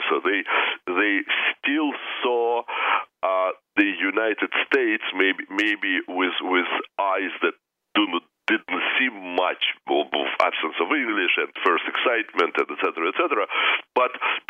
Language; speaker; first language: English; non-native, fluent; Russian